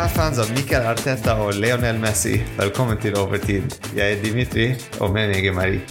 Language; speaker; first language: Norwegian; non-native, fluent; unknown